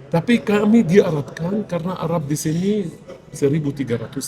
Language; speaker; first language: Indonesian; non-native, fluent; Arabic